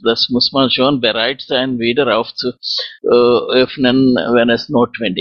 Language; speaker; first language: German; non-native, fluent; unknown